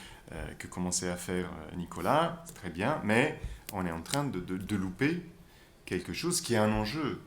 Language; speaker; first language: French; native; French